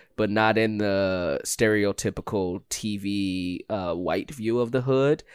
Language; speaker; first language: English; native; English